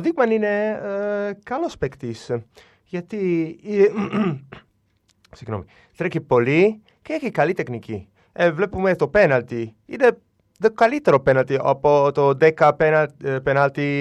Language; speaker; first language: Greek; non-native, learner; Italian